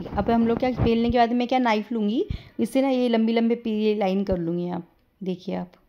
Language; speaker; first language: Hindi; native; Hindi